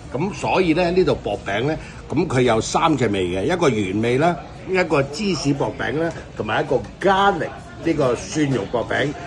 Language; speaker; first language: Cantonese; early bilingual, other home language; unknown